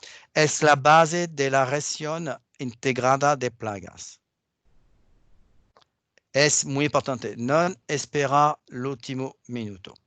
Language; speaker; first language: Spanish; non-native, fluent; French